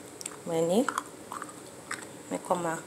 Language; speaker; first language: French; non-native, learner; Haitian Creole